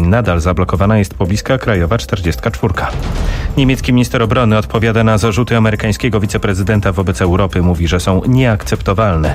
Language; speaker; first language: Polish; native; Polish